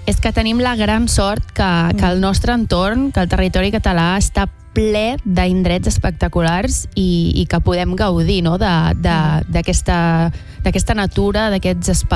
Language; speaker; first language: Catalan; native; Catalan